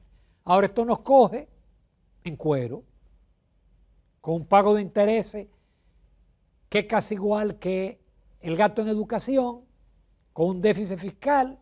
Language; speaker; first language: Spanish; native; Spanish